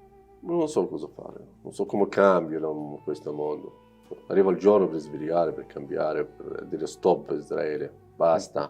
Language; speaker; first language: Italian; non-native, learner; Arabic